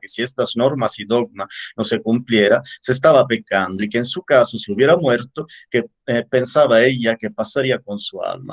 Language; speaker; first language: Spanish; native; Spanish